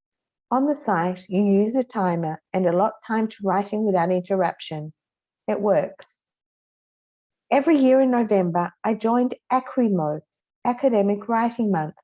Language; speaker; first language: English; non-native, fluent; Hebrew